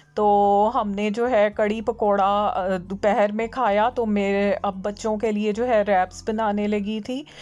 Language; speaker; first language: Urdu; native; Urdu